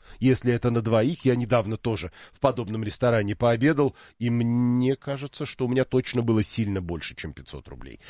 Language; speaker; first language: Russian; native; Russian